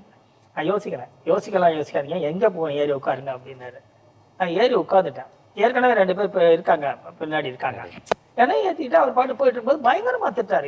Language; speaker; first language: Tamil; native; Tamil